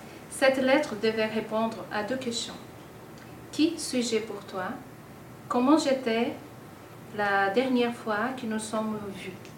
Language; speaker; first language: French; non-native, fluent; Portuguese